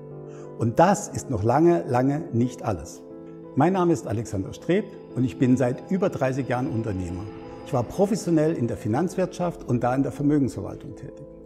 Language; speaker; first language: German; native; German